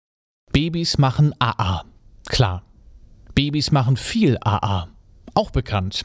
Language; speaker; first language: German; native; German